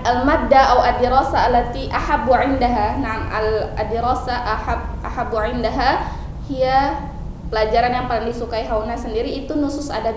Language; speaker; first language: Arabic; non-native, fluent; Indonesian